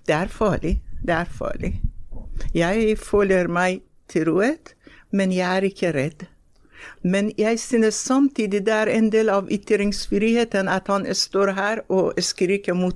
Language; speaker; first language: Norwegian; non-native, fluent; Persian